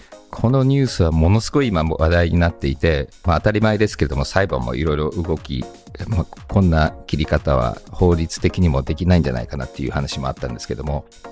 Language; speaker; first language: Japanese; early bilingual, heritage; Japanese